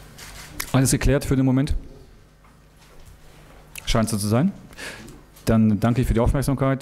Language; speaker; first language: German; native; German